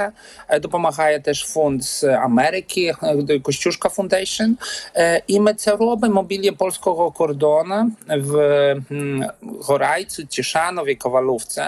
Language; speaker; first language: Ukrainian; non-native, learner; Polish